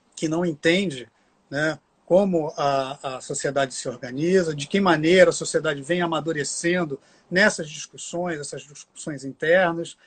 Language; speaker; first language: Portuguese; native; Portuguese